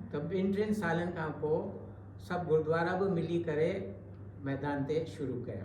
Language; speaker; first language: Sindhi; early bilingual, heritage; Sindhi